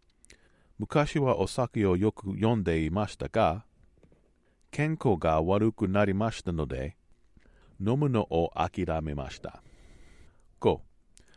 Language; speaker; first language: Japanese; non-native, learner; English